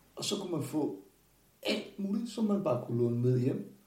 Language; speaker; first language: Danish; non-native, fluent; Portuguese